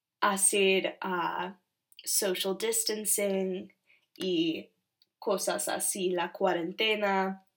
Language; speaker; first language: Spanish; non-native, learner; English